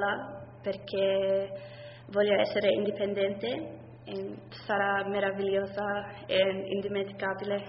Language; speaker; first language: Italian; non-native, learner; English